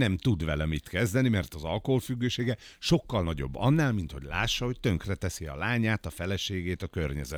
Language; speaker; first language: Hungarian; native; Hungarian